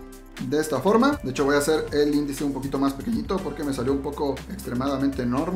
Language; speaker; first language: Spanish; native; Spanish